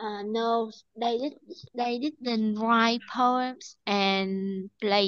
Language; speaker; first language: English; non-native, learner; Vietnamese